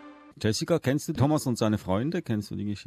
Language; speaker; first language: German; native; German